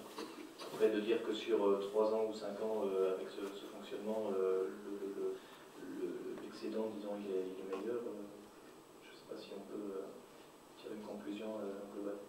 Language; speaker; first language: French; native; French